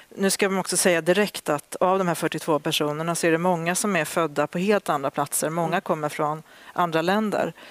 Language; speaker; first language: Swedish; native; Swedish